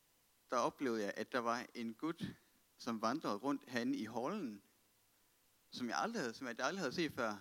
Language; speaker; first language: Danish; native; Danish